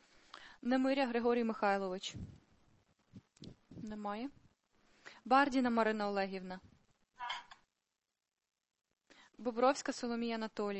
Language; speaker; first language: Ukrainian; native; Ukrainian